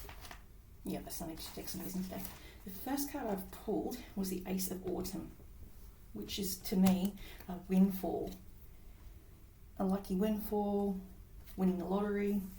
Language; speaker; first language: English; native; English